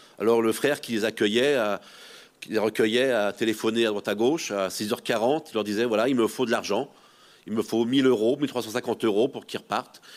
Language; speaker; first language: French; native; French